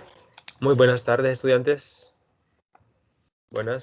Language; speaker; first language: Spanish; native; Spanish